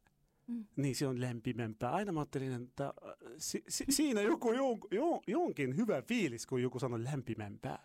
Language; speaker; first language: Finnish; non-native, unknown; Arabic